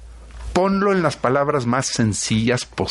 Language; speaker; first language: Spanish; native; Spanish